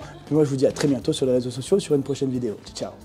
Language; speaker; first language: French; native; French